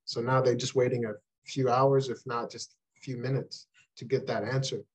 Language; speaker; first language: English; early bilingual, other home language; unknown